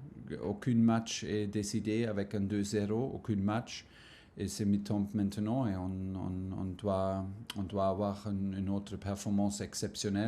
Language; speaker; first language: French; non-native, learner; German